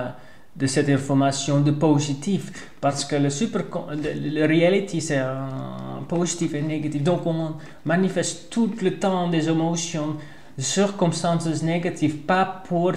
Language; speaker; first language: French; non-native, learner; Dutch